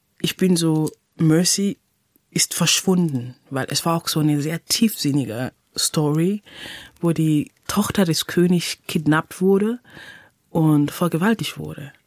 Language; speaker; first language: German; non-native, fluent; English